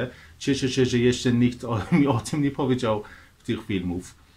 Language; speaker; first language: Polish; non-native, fluent; Persian